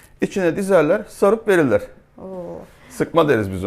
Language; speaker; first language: Turkish; native; Turkish